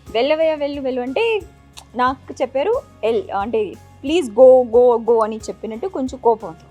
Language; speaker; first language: Telugu; non-native, fluent; Marathi